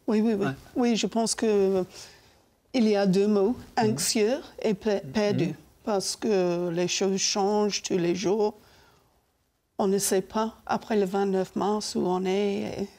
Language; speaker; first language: French; non-native, fluent; English